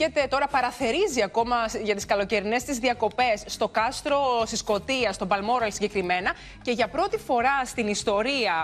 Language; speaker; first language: Greek; native; Greek